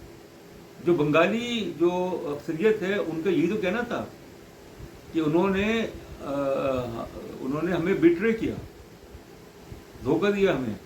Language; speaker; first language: Urdu; native; Urdu